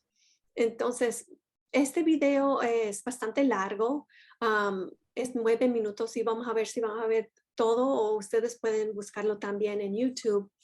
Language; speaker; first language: Spanish; non-native, fluent; English